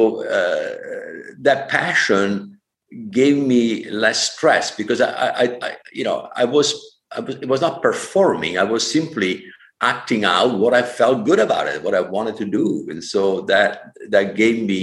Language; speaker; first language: English; non-native, fluent; Italian